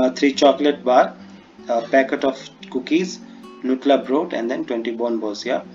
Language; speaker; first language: English; non-native, local second language; Hindi